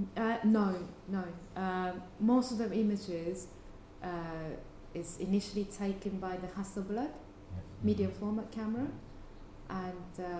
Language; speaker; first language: English; non-native, fluent; Japanese